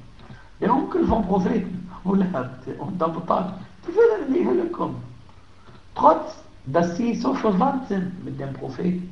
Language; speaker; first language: German; non-native, fluent; Arabic